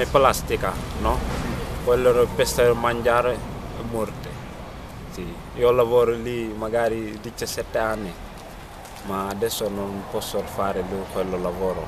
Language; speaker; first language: Italian; non-native, learner; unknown